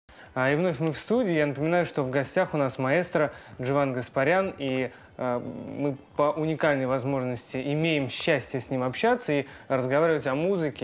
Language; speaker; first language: Russian; native; Russian